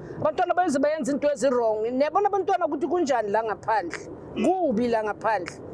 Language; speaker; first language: Zulu; native; Zulu